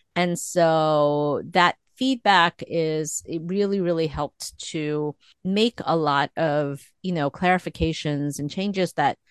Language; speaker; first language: English; early bilingual, other home language; Korean